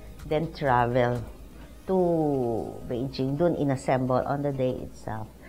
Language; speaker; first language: English; non-native, local second language; Filipino